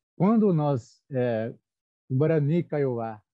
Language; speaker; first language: Portuguese; non-native, local second language; Guarani